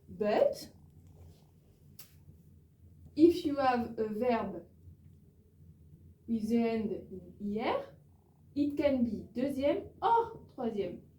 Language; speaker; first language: English; non-native, learner; French